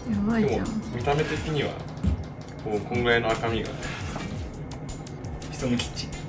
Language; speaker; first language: Japanese; native; Japanese